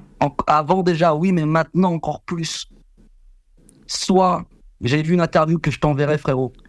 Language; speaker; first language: French; early bilingual, other home language; Vietnamese